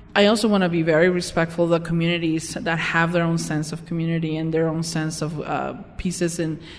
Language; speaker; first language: English; non-native, fluent; Spanish